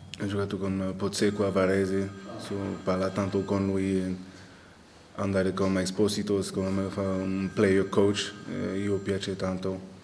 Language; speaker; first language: Italian; non-native, local second language; French